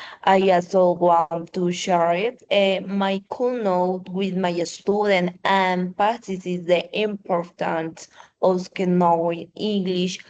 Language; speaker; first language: English; non-native, learner; Spanish